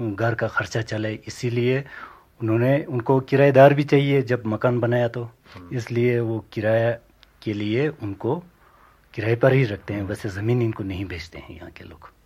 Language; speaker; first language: Urdu; non-native, local second language; Ladakhi